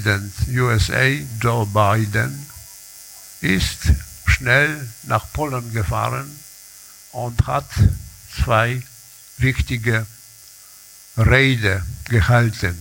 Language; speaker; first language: German; non-native, learner; Polish